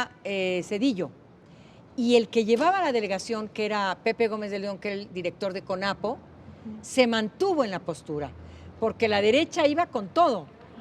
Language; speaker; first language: Spanish; native; Spanish